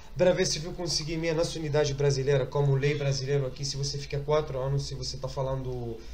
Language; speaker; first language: Portuguese; non-native, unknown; Arabic